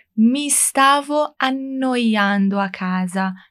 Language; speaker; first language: Italian; non-native, fluent; Portuguese